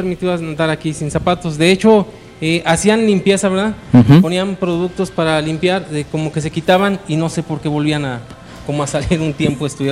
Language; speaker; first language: Spanish; native; Spanish